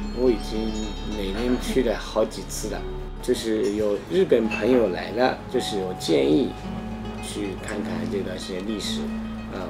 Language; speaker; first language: Chinese; non-native, fluent; Japanese